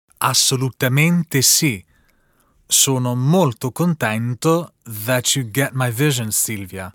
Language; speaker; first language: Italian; non-native, learner; English